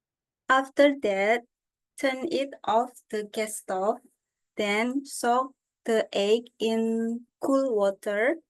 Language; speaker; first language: English; non-native, learner; Indonesian